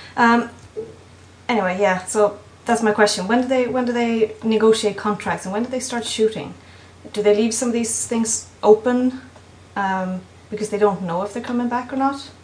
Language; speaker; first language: English; non-native, fluent; Swedish